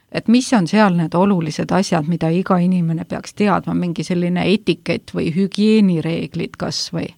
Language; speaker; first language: Estonian; native; Estonian